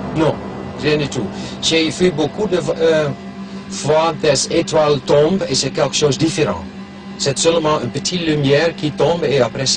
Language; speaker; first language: French; non-native, local second language; German